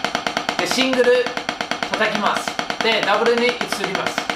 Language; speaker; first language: Japanese; non-native, fluent; English